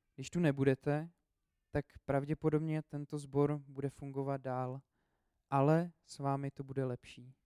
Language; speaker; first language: Czech; native; Czech